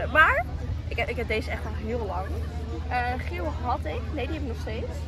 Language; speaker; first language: Dutch; native; Dutch